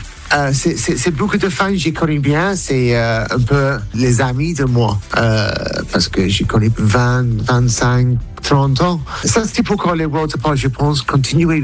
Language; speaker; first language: French; non-native, learner; English